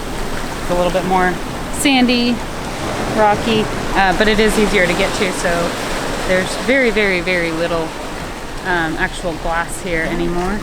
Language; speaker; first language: English; native; English